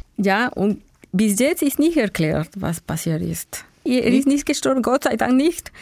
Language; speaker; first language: German; non-native, learner; Spanish